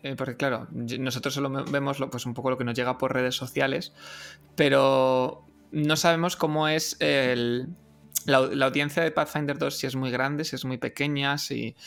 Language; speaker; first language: Spanish; native; Spanish